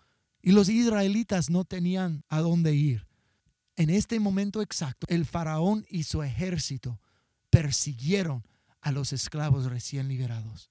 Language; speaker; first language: Spanish; non-native, fluent; English